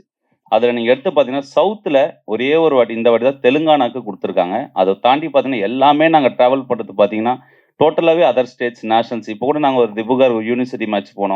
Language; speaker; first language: Tamil; native; Tamil